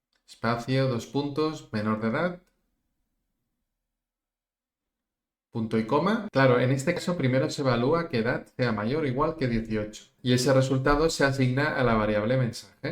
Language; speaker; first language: Spanish; native; Spanish